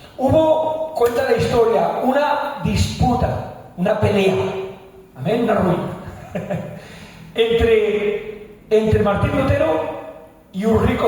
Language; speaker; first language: Spanish; native; Spanish